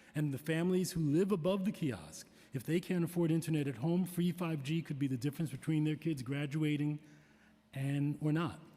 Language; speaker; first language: English; native; English